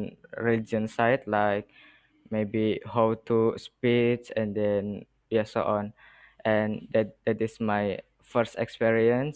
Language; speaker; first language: English; non-native, learner; Indonesian